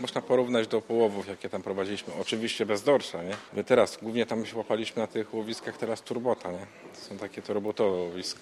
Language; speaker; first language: Polish; native; Polish